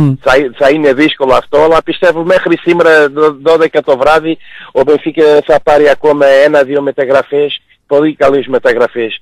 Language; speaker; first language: Greek; non-native, fluent; Portuguese